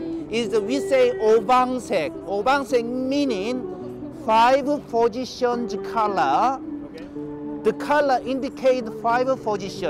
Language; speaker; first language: English; non-native, learner; Korean